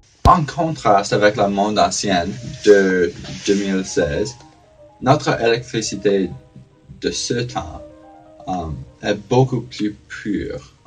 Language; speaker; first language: French; non-native, learner; English